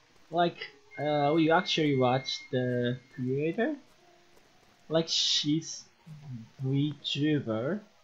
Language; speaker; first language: English; non-native, learner; Japanese